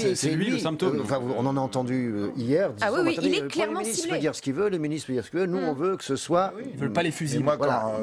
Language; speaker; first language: French; native; French